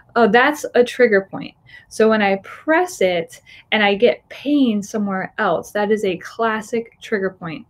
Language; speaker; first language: English; native; English